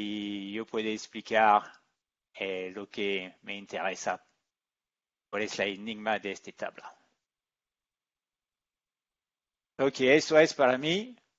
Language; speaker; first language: Spanish; non-native, learner; English